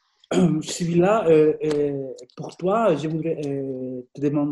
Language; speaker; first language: French; non-native, fluent; Spanish